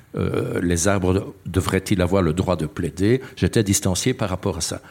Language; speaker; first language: French; native; French